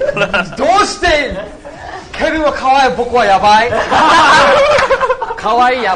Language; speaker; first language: Japanese; non-native, learner; Korean